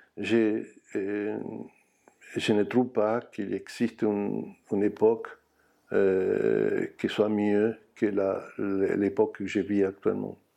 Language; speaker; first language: French; non-native, fluent; Spanish